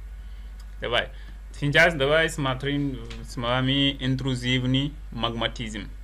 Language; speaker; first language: Russian; non-native, learner; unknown